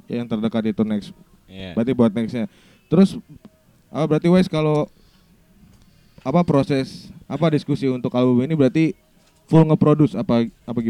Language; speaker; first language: Indonesian; native; Indonesian